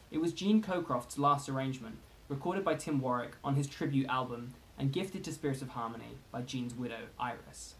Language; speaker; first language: English; native; English